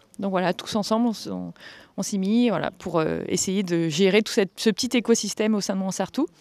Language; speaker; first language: French; native; French